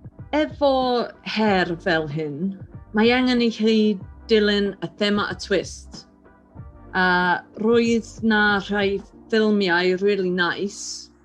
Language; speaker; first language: Welsh; non-native, learner; English